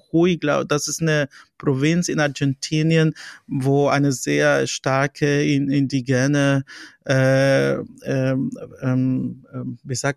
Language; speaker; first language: German; non-native, fluent; Spanish